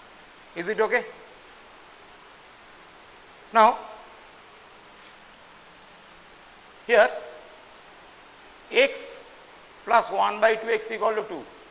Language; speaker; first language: English; non-native, local second language; Bangla